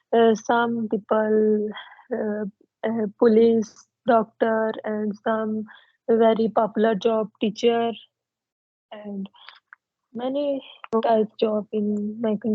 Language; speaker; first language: English; non-native, learner; Punjabi